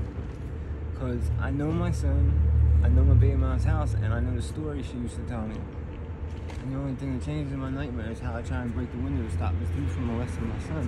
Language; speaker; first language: English; native; English